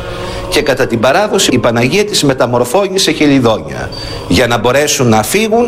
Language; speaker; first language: Greek; native; Greek